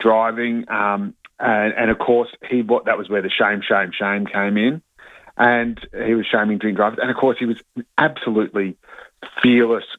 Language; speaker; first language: English; native; English